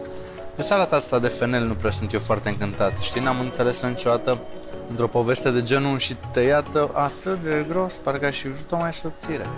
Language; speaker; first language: Romanian; native; Romanian